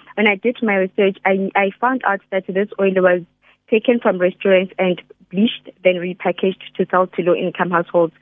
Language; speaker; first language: English; non-native, local second language; Northern Sotho